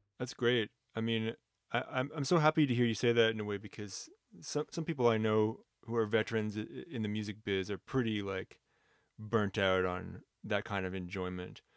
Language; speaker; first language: English; native; English